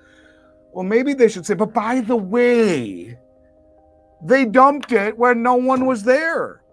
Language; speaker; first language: English; native; English